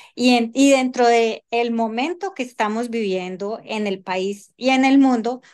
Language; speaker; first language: Spanish; native; Spanish